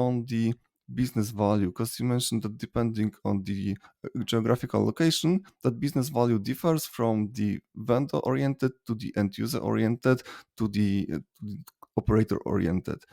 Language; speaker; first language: English; non-native, fluent; Polish